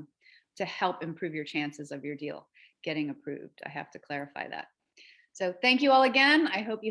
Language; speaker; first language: English; native; English